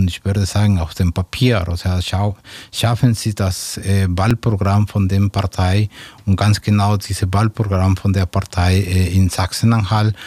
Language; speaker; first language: German; non-native, fluent; Spanish